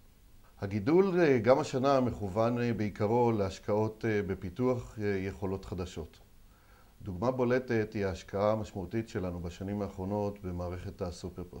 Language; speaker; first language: Hebrew; native; Hebrew